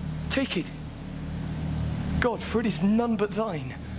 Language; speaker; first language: English; native; English